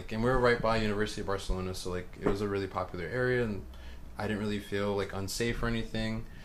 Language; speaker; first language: English; native; English